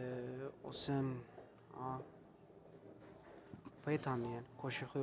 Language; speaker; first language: Swedish; early bilingual, other home language; Albanian